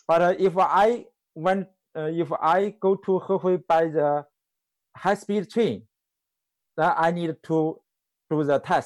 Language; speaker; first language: English; non-native, learner; Chinese